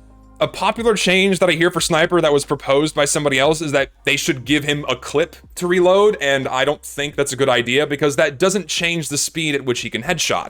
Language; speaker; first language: English; native; English